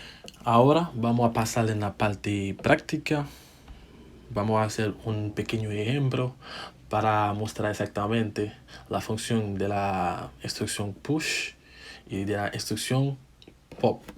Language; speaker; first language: Spanish; non-native, fluent; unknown